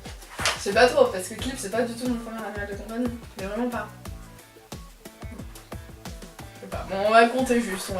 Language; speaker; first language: French; native; French